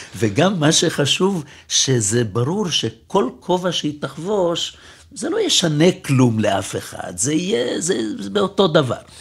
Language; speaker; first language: Hebrew; native; Hebrew